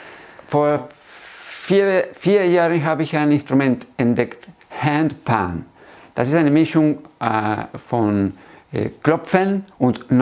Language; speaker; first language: German; non-native, fluent; Spanish